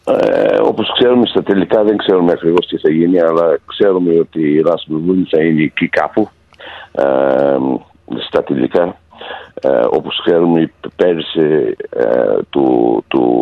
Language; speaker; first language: Greek; early bilingual, heritage; Greek